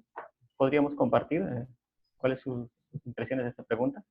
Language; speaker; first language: Spanish; native; Spanish